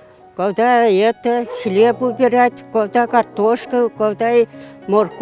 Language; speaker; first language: Russian; non-native, local second language; Chuvash